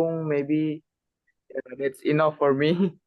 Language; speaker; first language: English; non-native, learner; Indonesian